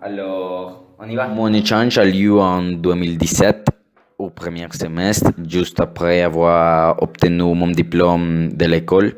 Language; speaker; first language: French; non-native, learner; Spanish